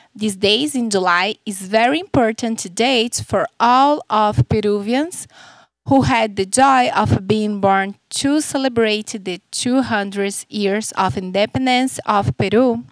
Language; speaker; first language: English; non-native, fluent; Portuguese